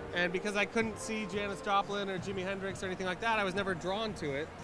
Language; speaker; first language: English; native; English